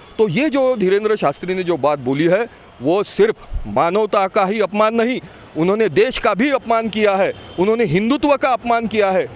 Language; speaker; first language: Hindi; non-native, local second language; Marathi